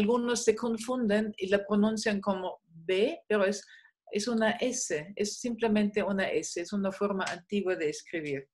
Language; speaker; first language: Spanish; non-native, fluent; German